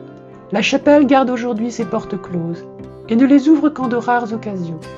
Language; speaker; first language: French; native; French